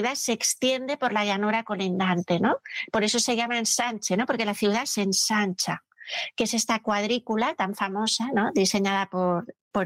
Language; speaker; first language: Spanish; native; Spanish